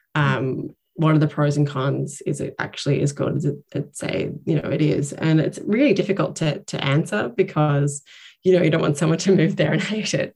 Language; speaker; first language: English; native; English